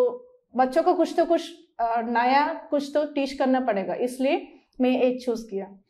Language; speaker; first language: Hindi; non-native, local second language; Malayalam